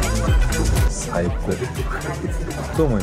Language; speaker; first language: Japanese; non-native, fluent; Korean